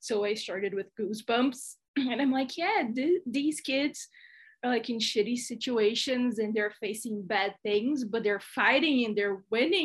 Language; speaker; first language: English; non-native, fluent; Portuguese